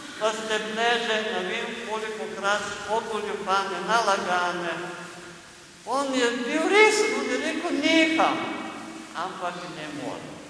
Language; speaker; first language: Slovenian; native; Slovenian